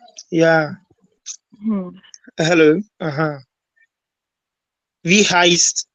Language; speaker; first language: German; non-native, learner; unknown